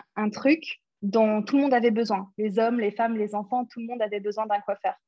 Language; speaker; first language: French; early bilingual, other home language; English